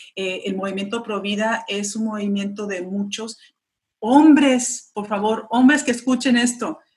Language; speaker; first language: Spanish; early bilingual, heritage; Spanish